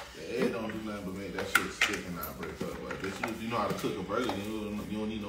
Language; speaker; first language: English; native; English